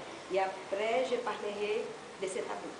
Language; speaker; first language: French; non-native, learner; Portuguese